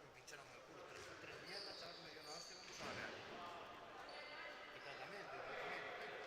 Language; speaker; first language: Spanish; native; Spanish